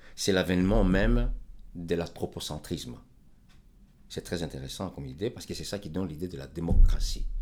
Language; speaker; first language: French; non-native, fluent; Greek